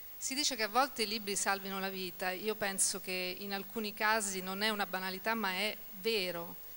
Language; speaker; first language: Italian; native; Italian